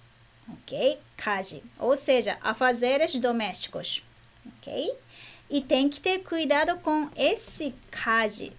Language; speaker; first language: Portuguese; non-native, fluent; Japanese